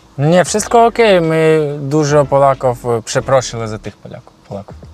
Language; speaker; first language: Polish; non-native, learner; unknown